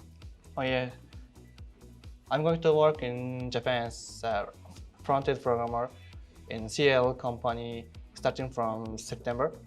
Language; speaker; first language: English; non-native, learner; Mongolian